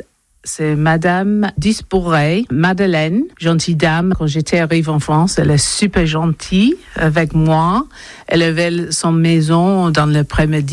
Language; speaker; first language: French; non-native, learner; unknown